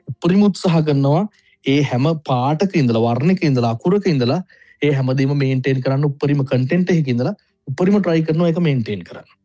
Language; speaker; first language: Sinhala; native; Sinhala